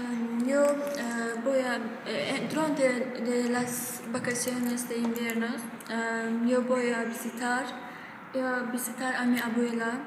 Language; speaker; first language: Spanish; non-native, learner; Azerbaijani